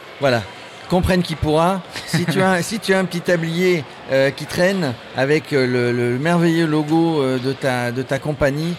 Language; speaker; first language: French; native; French